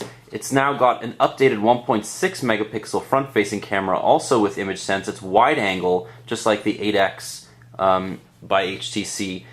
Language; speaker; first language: English; native; English